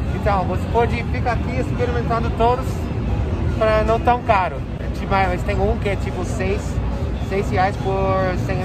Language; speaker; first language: Portuguese; non-native, fluent; English